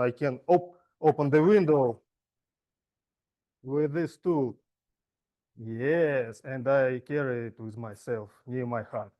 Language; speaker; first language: English; non-native, fluent; Russian